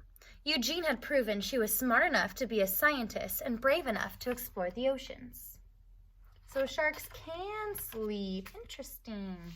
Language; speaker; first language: English; native; English